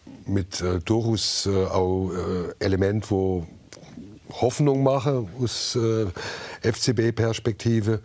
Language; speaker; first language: German; native; German